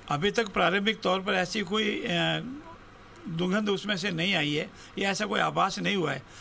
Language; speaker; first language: Hindi; native; Hindi